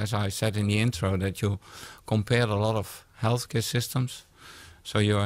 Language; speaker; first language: English; non-native, fluent; Dutch